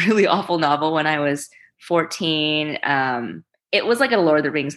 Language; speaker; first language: English; early bilingual, other home language; Chinese